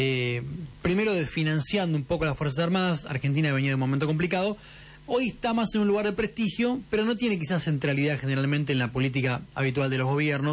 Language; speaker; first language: Spanish; native; Spanish